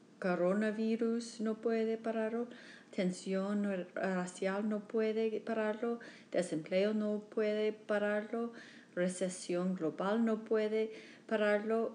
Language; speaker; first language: Spanish; non-native, learner; English